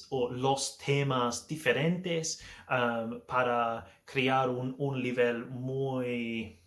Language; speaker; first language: Spanish; non-native, learner; English